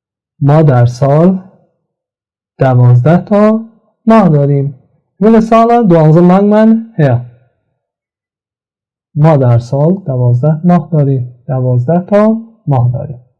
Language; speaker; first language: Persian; non-native, fluent; Central Kurdish